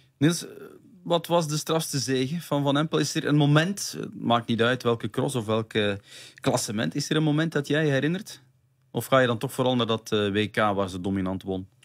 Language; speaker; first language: Dutch; native; Dutch